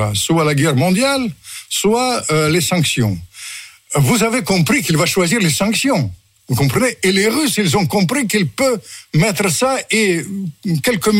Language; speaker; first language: French; non-native, fluent; Russian